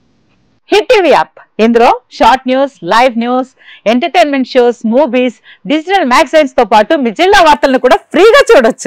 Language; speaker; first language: Telugu; native; Telugu